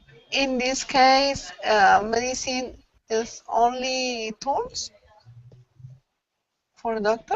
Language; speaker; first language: English; non-native, learner; Spanish